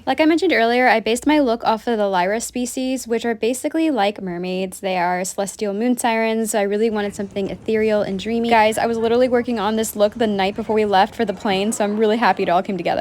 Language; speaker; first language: English; native; English